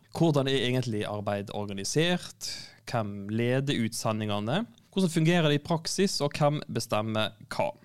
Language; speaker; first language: Norwegian; native; Norwegian